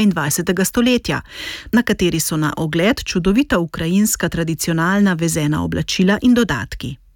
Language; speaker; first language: Slovenian; native; Slovenian